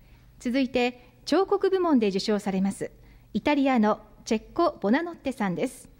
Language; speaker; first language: Japanese; native; Japanese